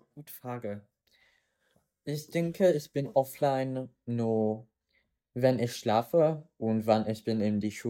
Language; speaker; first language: German; non-native, learner; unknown